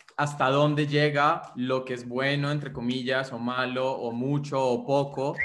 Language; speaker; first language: Spanish; native; Spanish